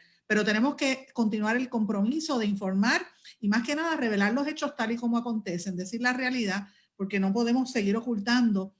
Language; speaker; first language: Spanish; native; Spanish